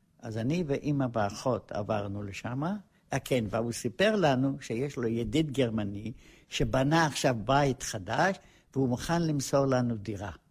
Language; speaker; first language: Hebrew; non-native, fluent; Polish